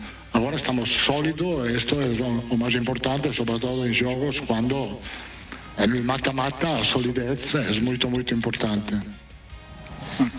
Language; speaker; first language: Portuguese; non-native, fluent; Italian